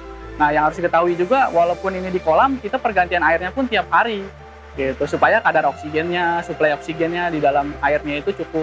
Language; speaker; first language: Indonesian; native; Indonesian